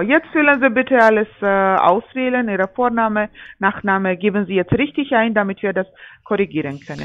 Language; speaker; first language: German; non-native, fluent; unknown